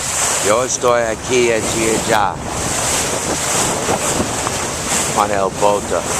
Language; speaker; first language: Spanish; non-native, learner; English